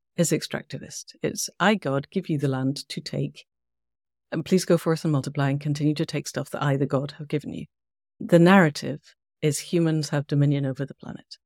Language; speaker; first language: English; native; English